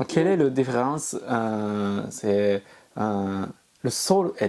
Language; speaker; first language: French; non-native, learner; Japanese